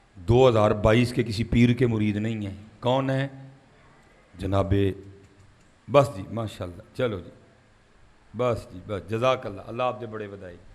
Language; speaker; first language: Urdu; non-native, local second language; Punjabi